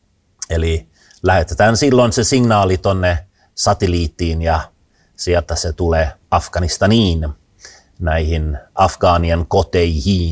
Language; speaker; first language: Finnish; early bilingual, heritage; Finnish